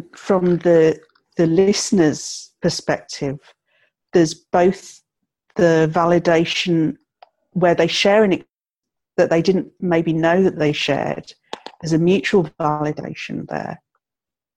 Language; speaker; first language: English; native; English